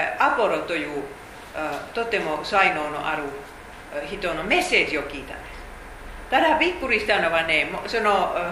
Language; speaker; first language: Japanese; non-native, fluent; Finnish